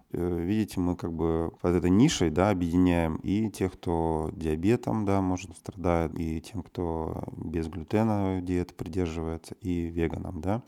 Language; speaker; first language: Russian; native; Russian